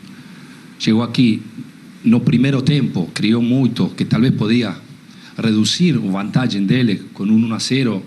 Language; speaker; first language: Portuguese; non-native, learner; Spanish